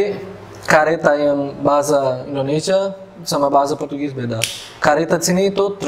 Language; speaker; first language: Indonesian; non-native, learner; Portuguese